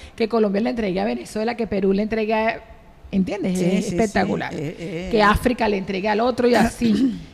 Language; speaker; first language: Spanish; native; Spanish